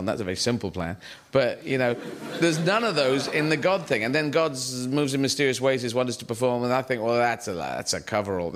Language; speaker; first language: English; native; English